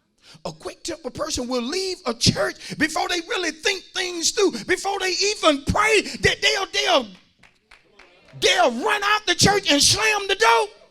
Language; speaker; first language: English; native; English